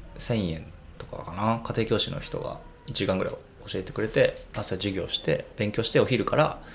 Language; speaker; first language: Japanese; native; Japanese